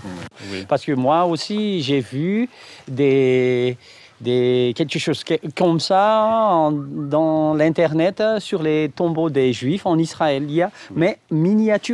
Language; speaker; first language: French; non-native, local second language; Malagasy